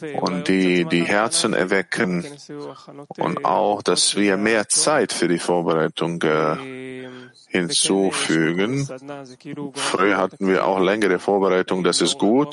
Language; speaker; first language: German; non-native, fluent; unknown